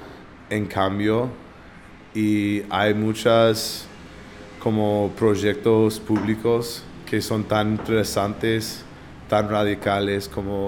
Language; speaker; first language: Spanish; non-native, fluent; English